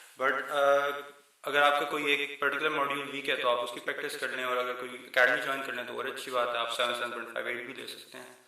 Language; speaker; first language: Urdu; native; Urdu